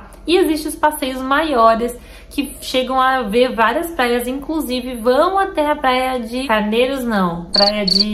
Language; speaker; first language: Portuguese; native; Portuguese